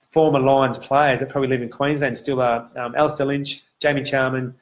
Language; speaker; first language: English; native; English